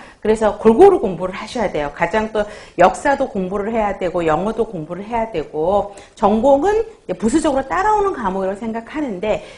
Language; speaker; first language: Korean; native; Korean